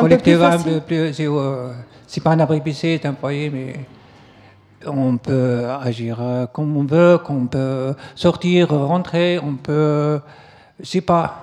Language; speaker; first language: French; non-native, learner; Arabic